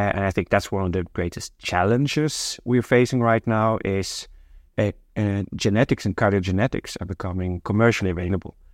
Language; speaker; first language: English; non-native, fluent; Norwegian